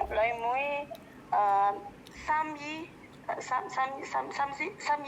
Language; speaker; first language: Cantonese; non-native, learner; Indonesian